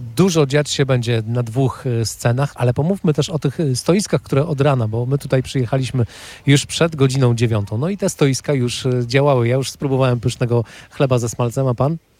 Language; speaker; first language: Polish; native; Polish